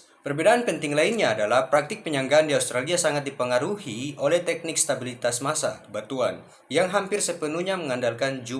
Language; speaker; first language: Indonesian; native; Indonesian